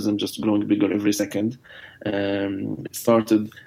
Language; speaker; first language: English; non-native, fluent; Arabic